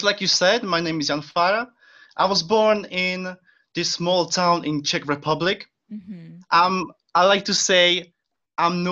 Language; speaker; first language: English; non-native, fluent; Czech